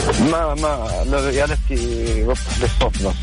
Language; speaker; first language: Arabic; native; Arabic